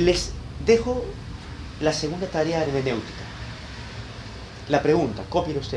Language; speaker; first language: Spanish; native; Spanish